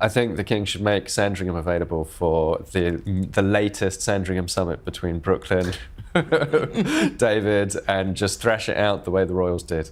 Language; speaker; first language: English; native; English